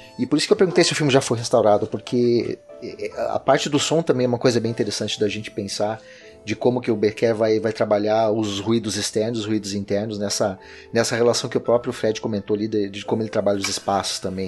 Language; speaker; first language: Portuguese; native; Portuguese